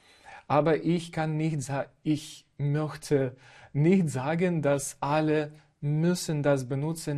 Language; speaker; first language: German; non-native, fluent; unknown